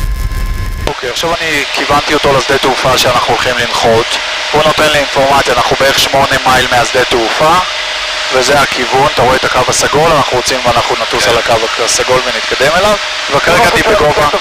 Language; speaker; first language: Hebrew; native; Hebrew